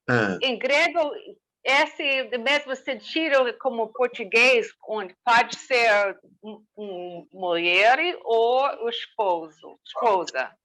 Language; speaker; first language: Portuguese; non-native, learner; English